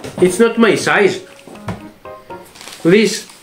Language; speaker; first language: English; non-native, learner; Greek